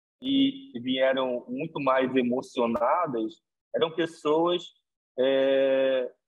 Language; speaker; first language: Spanish; non-native, learner; Portuguese